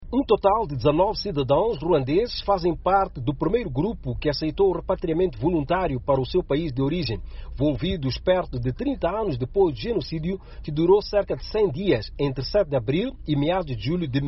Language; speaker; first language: Portuguese; non-native, local second language; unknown